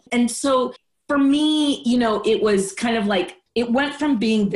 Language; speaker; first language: English; non-native, fluent; Spanish